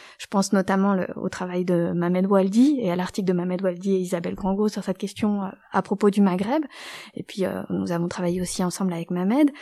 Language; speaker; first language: French; native; French